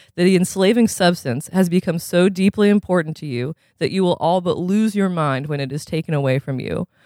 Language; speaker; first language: English; native; English